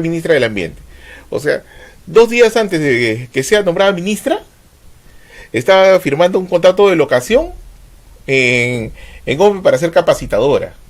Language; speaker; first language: Spanish; native; Spanish